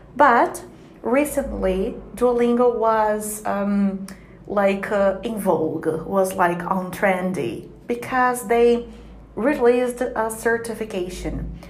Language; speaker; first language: English; non-native, fluent; Portuguese